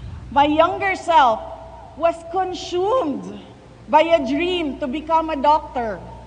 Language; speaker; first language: English; non-native, local second language; Cebuano